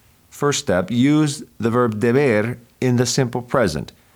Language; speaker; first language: English; native; English